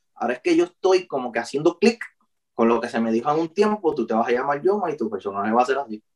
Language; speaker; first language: Spanish; native; Spanish